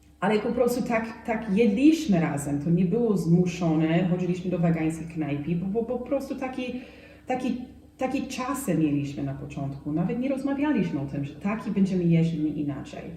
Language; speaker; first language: Polish; non-native, fluent; English